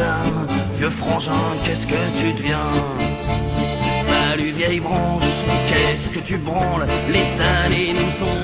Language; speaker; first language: French; native; French